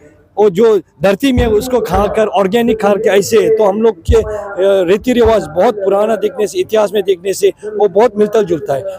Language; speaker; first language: Hindi; non-native, fluent; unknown